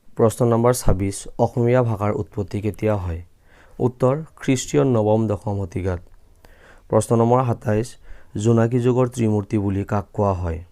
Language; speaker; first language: Assamese; native; Assamese